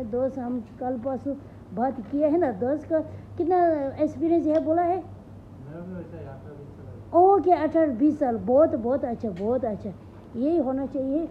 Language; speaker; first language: Hindi; non-native, local second language; Tibetan